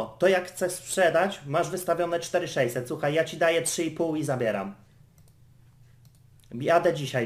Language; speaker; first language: Polish; native; Polish